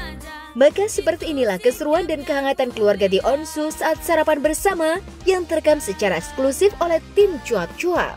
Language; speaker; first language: Indonesian; native; Indonesian